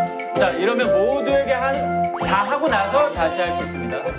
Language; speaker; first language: Korean; native; Korean